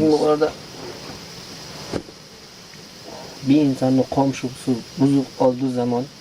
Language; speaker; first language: Turkish; non-native, learner; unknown